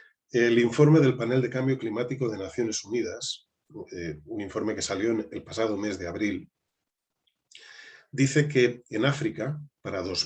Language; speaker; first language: Spanish; native; Spanish